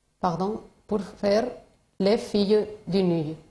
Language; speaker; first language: French; non-native, learner; Spanish